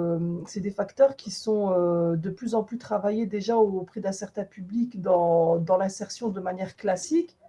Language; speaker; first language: French; native; French